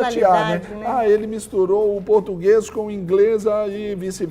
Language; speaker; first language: Portuguese; native; Portuguese